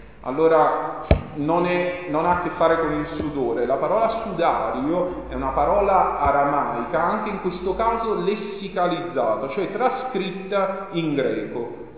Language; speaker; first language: Italian; native; Italian